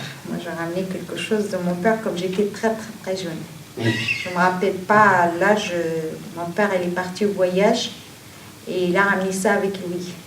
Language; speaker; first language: French; non-native, learner; Arabic